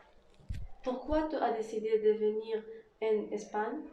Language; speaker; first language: French; non-native, learner; Spanish